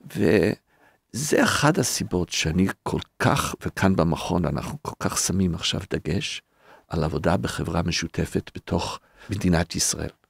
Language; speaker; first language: Hebrew; non-native, fluent; English